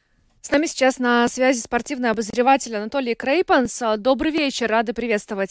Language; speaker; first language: Russian; native; Russian